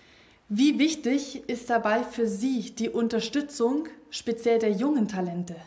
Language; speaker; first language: German; native; German